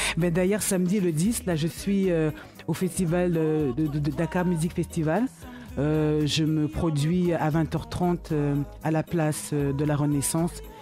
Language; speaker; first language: French; early bilingual, other home language; Lingala